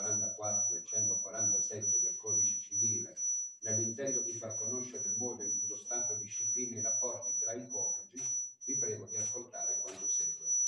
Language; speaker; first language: Italian; native; Italian